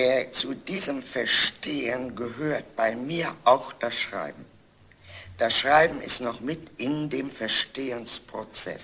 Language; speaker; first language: German; native; German